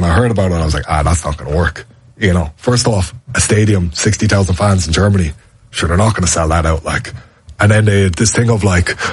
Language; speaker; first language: English; native; English